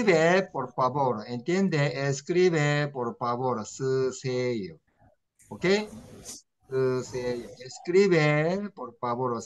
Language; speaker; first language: Spanish; non-native, learner; Korean